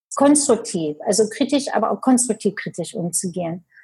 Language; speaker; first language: German; non-native, fluent; English